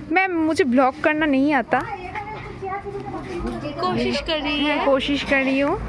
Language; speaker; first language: Hindi; non-native, local second language; Bangla